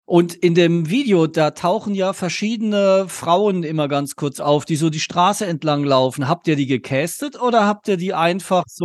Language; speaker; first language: German; native; German